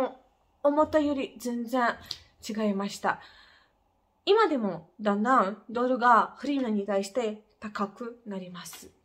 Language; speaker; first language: Japanese; non-native, fluent; Ukrainian